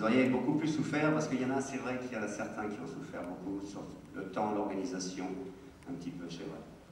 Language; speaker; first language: French; native; French